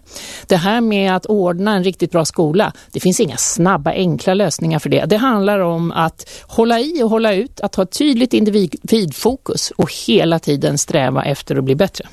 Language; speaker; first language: Swedish; native; Swedish